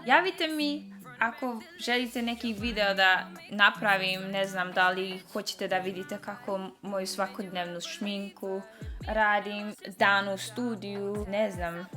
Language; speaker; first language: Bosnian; early bilingual, heritage; Dutch